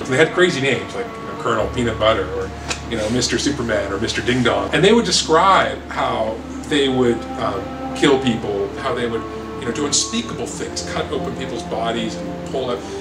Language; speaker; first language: English; native; English